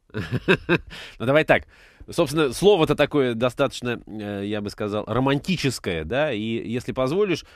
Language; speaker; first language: Russian; native; Russian